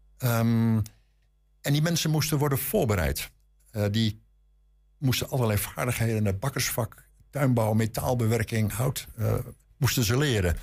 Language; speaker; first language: Dutch; native; Dutch